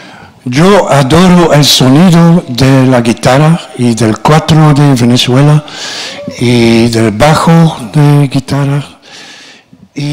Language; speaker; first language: Spanish; non-native, learner; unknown